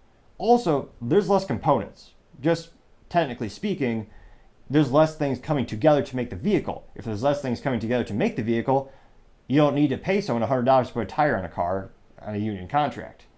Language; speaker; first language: English; native; English